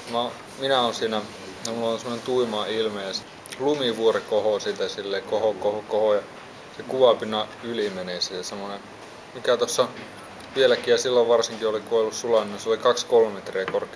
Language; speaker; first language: Finnish; native; Finnish